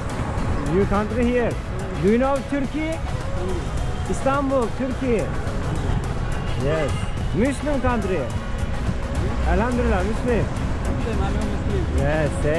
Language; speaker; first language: English; non-native, learner; Turkish